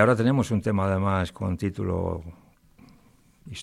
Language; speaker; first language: Spanish; native; Spanish